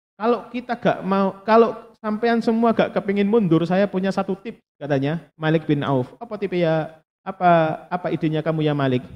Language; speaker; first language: Indonesian; non-native, local second language; Javanese